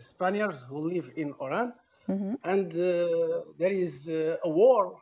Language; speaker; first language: English; non-native, fluent; Arabic